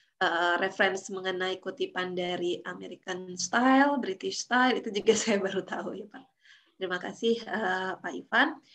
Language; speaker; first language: Indonesian; native; Indonesian